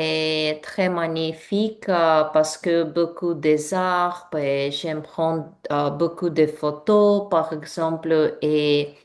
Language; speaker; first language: French; non-native, learner; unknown